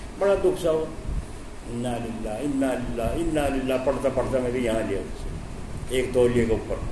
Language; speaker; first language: Urdu; native; Urdu